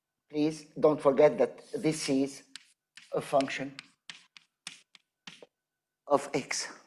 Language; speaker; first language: English; non-native, fluent; Arabic